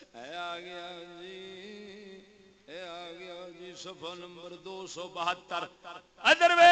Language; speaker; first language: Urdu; non-native, local second language; Saraiki